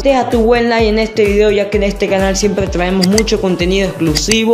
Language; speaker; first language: Spanish; native; Spanish